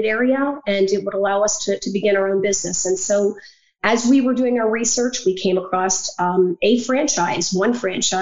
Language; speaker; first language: English; native; English